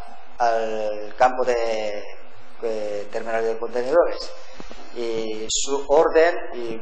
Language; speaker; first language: Spanish; non-native, learner; Korean